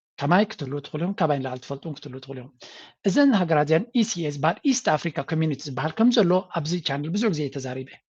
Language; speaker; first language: Tigrinya; native; Tigrinya